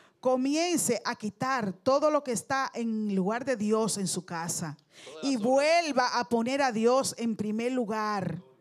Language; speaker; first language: Spanish; native; Spanish